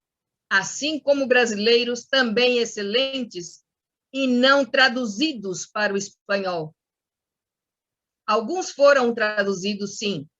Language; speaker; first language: Portuguese; non-native, fluent; Spanish